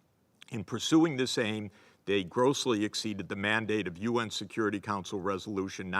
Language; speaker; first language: English; native; English